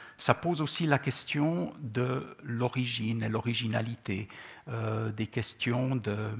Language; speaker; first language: French; non-native, local second language; Czech